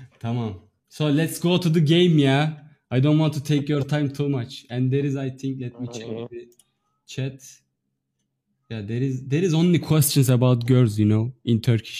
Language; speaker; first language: English; non-native, fluent; Turkish